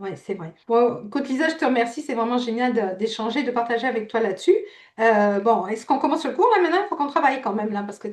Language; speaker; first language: French; native; French